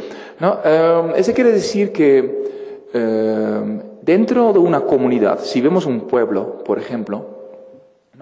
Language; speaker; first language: Spanish; non-native, fluent; Dutch